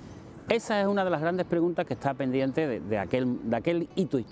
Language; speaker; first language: Spanish; native; Spanish